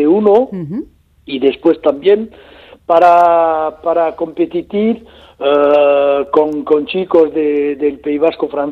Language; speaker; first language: Spanish; non-native, learner; French